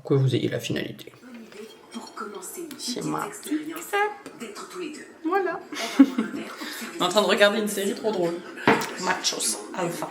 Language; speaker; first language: French; native; French